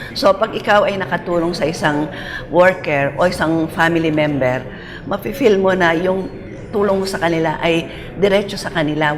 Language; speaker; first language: Filipino; non-native, local second language; Pampanga